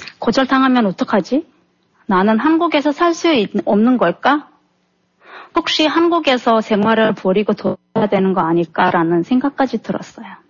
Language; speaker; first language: Korean; non-native, fluent; Turkmen